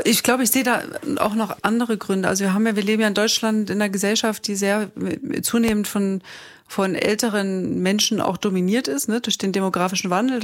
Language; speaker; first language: German; native; German